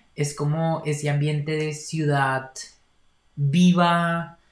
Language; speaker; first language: Spanish; native; Spanish